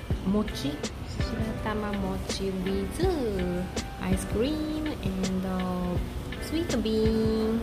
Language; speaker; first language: English; non-native, learner; Japanese